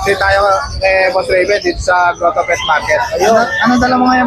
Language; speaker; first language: Filipino; native; Filipino